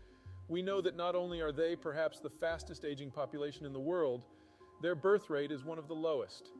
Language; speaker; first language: English; native; English